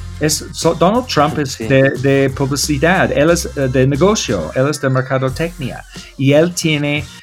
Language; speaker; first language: Spanish; non-native, fluent; English